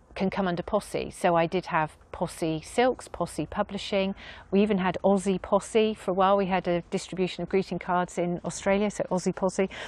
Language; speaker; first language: English; native; English